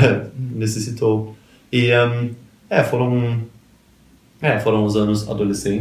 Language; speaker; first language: Portuguese; early bilingual, other home language; Danish